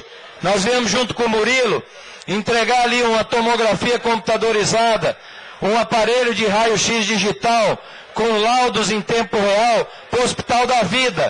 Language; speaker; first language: Portuguese; native; Portuguese